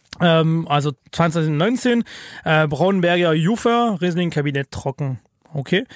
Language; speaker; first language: German; non-native, fluent; French